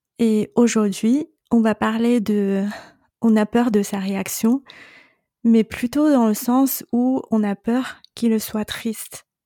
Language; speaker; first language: French; non-native, fluent; Chinese